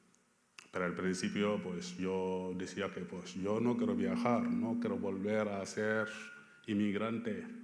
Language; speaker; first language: Spanish; non-native, fluent; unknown